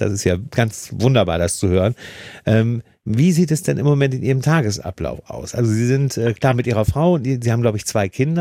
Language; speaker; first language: German; native; German